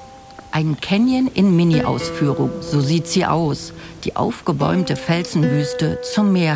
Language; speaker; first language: German; native; German